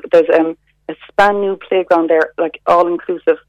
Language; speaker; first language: English; native; English